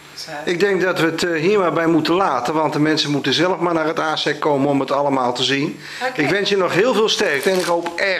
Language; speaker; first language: Dutch; native; Dutch